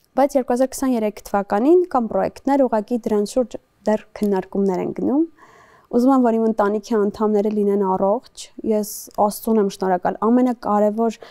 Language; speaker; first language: Armenian; native; Armenian